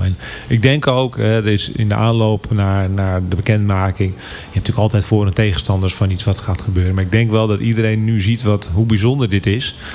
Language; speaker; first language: Dutch; native; Dutch